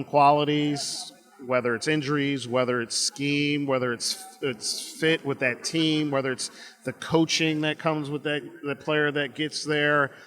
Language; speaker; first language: English; native; English